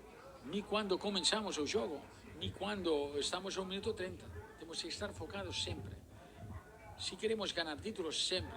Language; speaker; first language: Portuguese; non-native, learner; Spanish